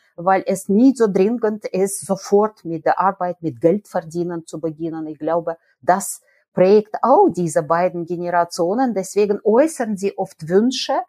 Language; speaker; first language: German; non-native, fluent; Russian